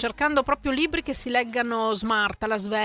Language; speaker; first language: Italian; native; Italian